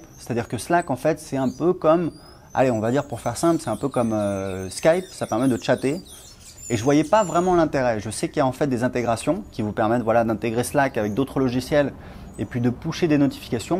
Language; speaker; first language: French; native; French